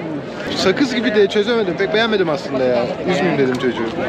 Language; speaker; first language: Turkish; native; Turkish